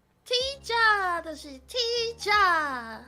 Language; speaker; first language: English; non-native, learner; Min Nan Chinese